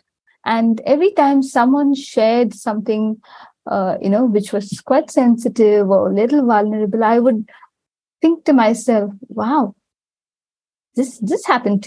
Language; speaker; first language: English; non-native, local second language; Tamil